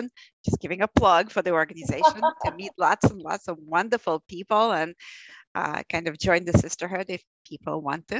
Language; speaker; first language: English; early bilingual, other home language; Russian